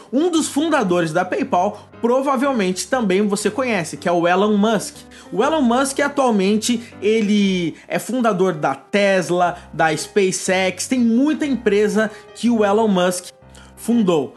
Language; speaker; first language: Portuguese; native; Portuguese